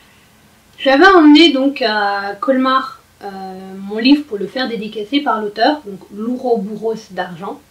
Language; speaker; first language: French; native; French